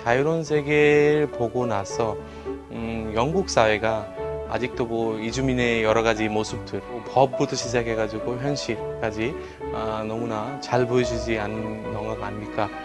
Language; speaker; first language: Korean; non-native, fluent; Bangla